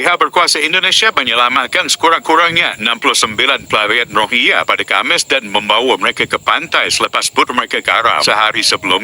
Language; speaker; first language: Malay; native; Malay